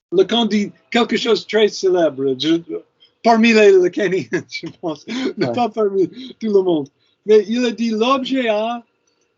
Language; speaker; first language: French; non-native, fluent; English